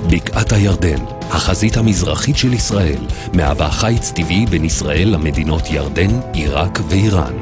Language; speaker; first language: Hebrew; native; Hebrew